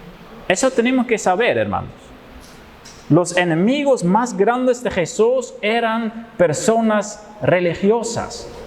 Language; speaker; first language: Spanish; non-native, fluent; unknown